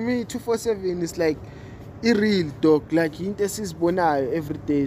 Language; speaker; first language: English; non-native, local second language; North Ndebele